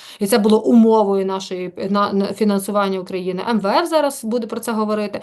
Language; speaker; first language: Ukrainian; native; Ukrainian